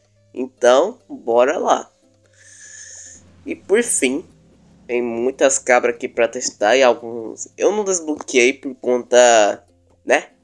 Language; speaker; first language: Portuguese; native; Portuguese